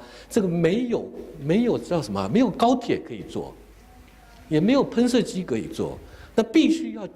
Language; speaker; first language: Chinese; native; Chinese